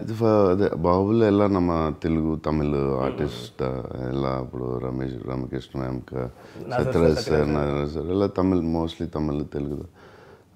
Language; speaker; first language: Tamil; non-native, learner; Telugu